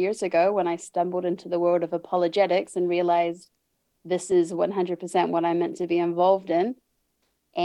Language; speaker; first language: English; native; English